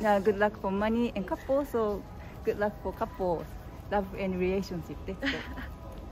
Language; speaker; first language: English; non-native, fluent; Japanese